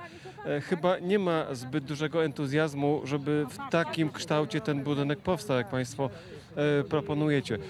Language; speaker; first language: Polish; native; Polish